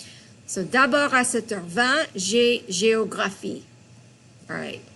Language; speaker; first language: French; non-native, fluent; English